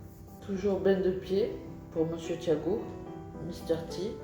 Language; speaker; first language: French; native; French